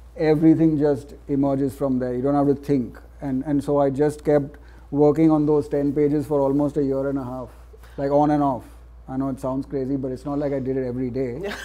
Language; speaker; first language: English; non-native, local second language; Gujarati